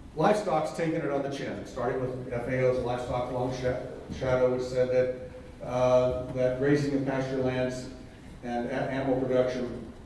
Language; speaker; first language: English; native; English